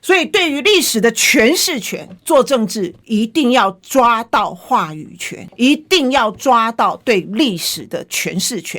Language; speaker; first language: Chinese; native; Chinese